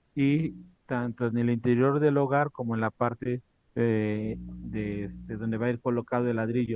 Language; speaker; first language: Spanish; native; Spanish